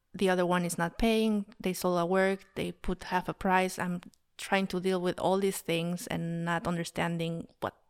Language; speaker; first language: English; non-native, fluent; Spanish